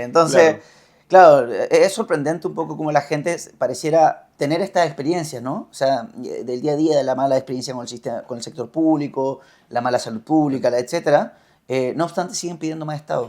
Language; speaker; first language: Spanish; native; Spanish